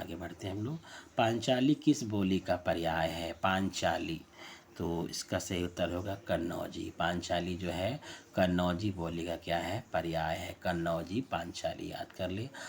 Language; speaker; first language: Hindi; native; Hindi